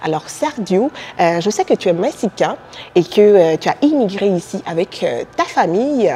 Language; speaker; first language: French; native; French